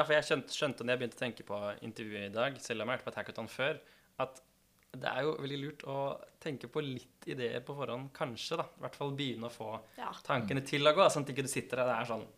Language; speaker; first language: Norwegian; native; Norwegian